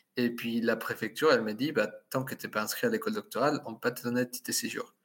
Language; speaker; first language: French; non-native, fluent; Spanish